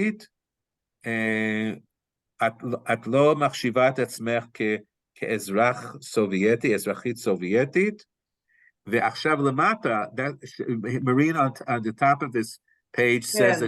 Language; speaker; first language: Hebrew; non-native, fluent; English